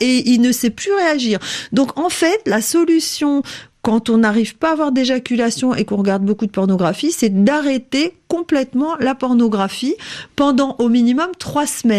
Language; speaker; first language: French; native; French